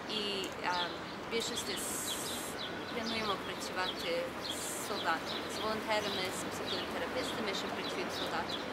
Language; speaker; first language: Ukrainian; early bilingual, heritage; Ukrainian